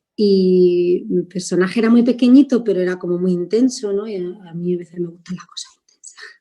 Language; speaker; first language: Spanish; native; Spanish